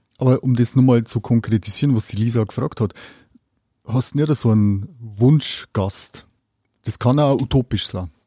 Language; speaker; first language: German; native; German